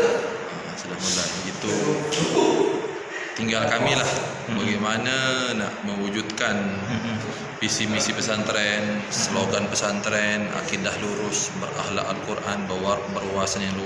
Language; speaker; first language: Indonesian; native; Indonesian